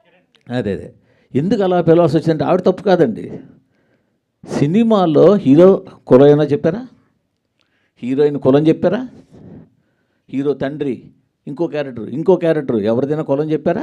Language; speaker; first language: Telugu; native; Telugu